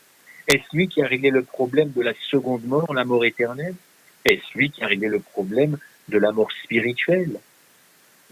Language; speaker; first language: French; native; French